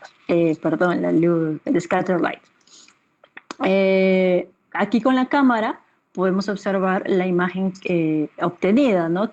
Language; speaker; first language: Spanish; native; Spanish